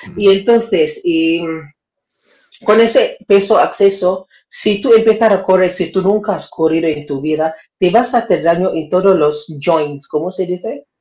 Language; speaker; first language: Spanish; non-native, fluent; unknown